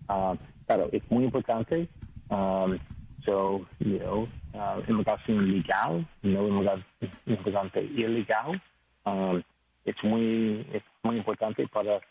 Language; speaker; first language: Spanish; non-native, learner; English